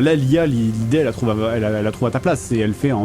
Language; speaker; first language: French; native; French